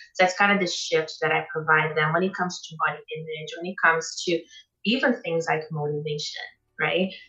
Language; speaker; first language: English; non-native, fluent; Portuguese